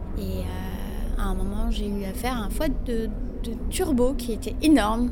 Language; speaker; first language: French; non-native, local second language; Arabic